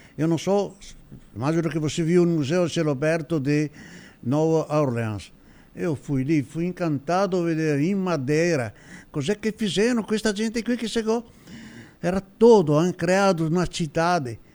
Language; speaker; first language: Portuguese; non-native, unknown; Italian